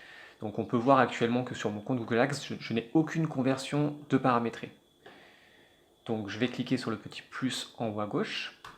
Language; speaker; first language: French; native; French